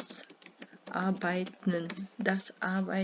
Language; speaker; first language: German; non-native, fluent; Serbian